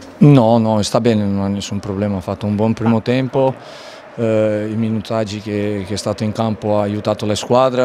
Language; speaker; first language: Italian; non-native, fluent; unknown